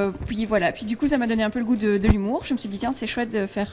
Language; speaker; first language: French; native; French